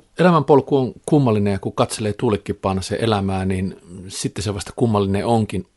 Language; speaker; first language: Finnish; native; Finnish